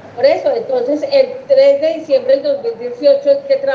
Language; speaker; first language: Spanish; native; Spanish